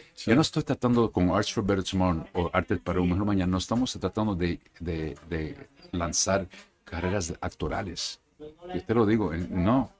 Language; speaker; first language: Spanish; early bilingual, heritage; Spanish